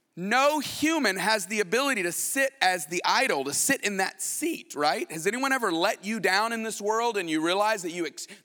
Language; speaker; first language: English; native; English